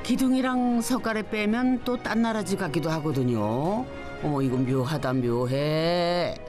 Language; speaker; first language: Korean; native; Korean